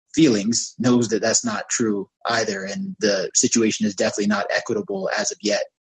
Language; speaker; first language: English; native; English